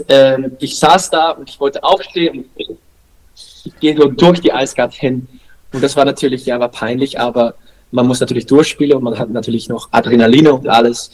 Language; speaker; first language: German; non-native, learner; Dutch